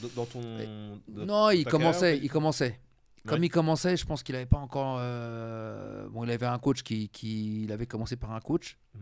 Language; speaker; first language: French; native; French